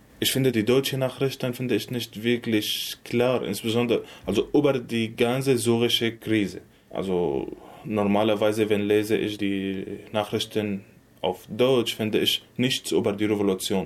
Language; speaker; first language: German; non-native, learner; Arabic